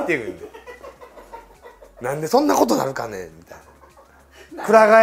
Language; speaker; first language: Japanese; native; Japanese